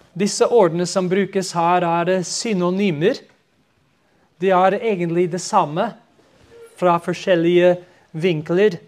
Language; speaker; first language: Norwegian; non-native, fluent; English